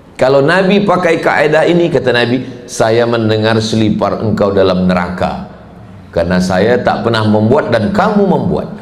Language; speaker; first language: Malay; native; Malay